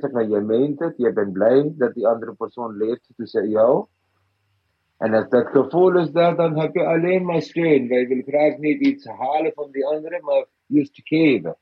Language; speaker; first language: Dutch; non-native, fluent; Malayalam